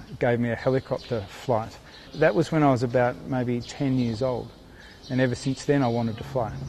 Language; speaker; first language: English; native; English